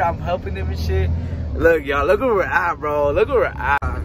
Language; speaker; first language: English; early bilingual, other home language; Spanish